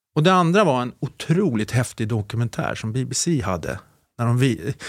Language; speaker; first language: Swedish; native; Swedish